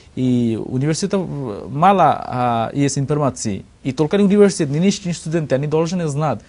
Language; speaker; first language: Russian; non-native, learner; Bangla